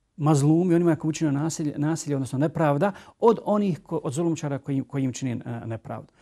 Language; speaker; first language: Bosnian; native; Bosnian